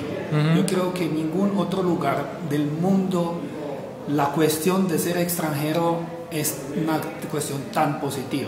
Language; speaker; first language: Spanish; non-native, fluent; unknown